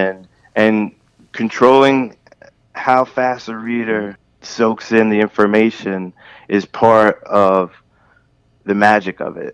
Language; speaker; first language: English; native; English